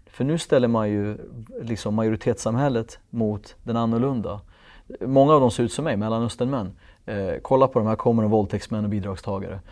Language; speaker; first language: Swedish; early bilingual, other home language; Kurdish